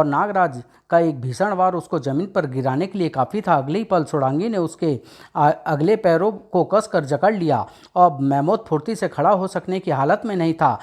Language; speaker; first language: Hindi; native; Hindi